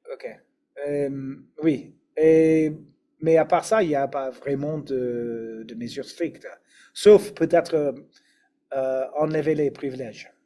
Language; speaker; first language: French; non-native, fluent; English